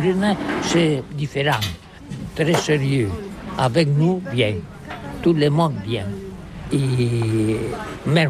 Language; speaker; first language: French; non-native, learner; Catalan